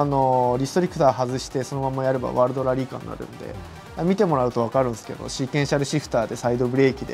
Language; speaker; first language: Japanese; native; Japanese